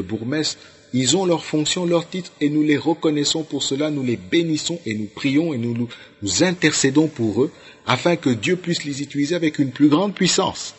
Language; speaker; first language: French; non-native, local second language; Lingala